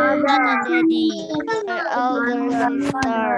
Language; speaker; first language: English; non-native, learner; Indonesian